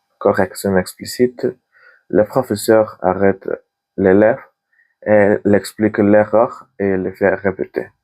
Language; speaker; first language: French; non-native, learner; Spanish